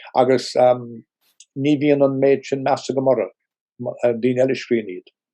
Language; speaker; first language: Irish; non-native, local second language; English